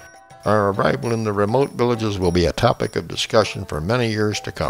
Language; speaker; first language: English; native; English